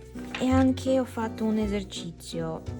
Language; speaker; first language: Italian; non-native, learner; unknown